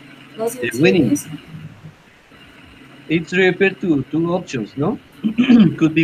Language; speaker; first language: English; non-native, learner; Spanish